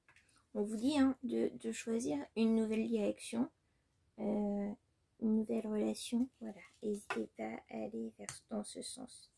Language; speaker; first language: French; native; French